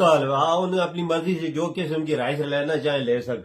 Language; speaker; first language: Hindi; native; Hindi